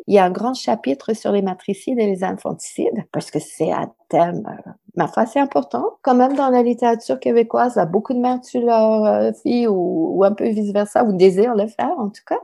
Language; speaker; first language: French; non-native, local second language; English